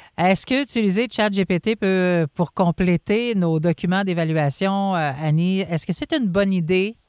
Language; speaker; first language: French; native; French